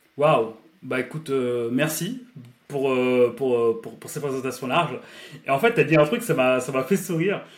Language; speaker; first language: French; native; French